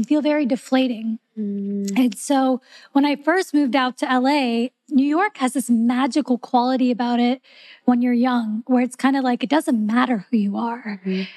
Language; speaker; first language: English; native; English